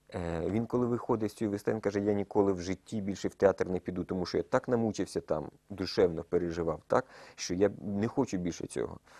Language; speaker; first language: Ukrainian; native; Ukrainian